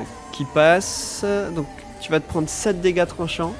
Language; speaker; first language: French; native; French